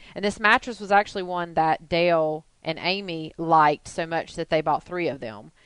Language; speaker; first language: English; native; English